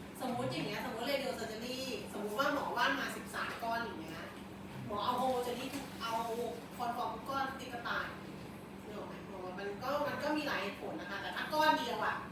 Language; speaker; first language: Thai; native; Thai